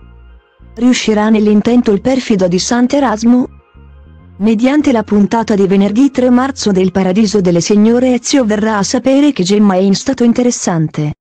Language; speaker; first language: Italian; native; Italian